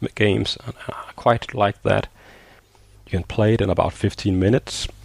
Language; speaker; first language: English; non-native, fluent; Danish